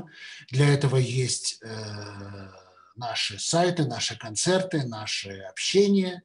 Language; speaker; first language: Russian; native; Russian